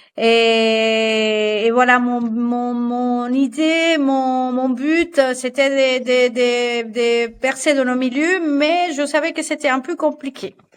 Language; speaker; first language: French; non-native, fluent; Spanish